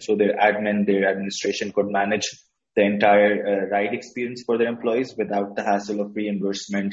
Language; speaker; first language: English; non-native, local second language; Urdu